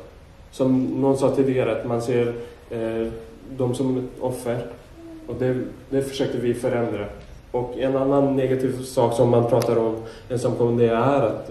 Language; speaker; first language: Swedish; non-native, fluent; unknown